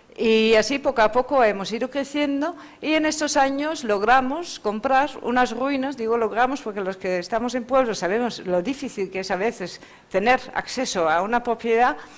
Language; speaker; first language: Spanish; non-native, fluent; Dutch